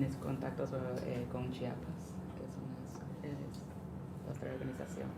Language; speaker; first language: Spanish; early bilingual, heritage; Spanish